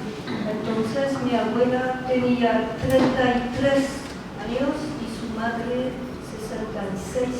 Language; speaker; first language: Spanish; non-native, learner; French